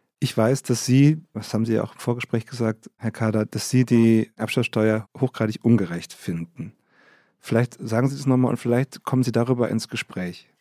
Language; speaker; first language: German; native; German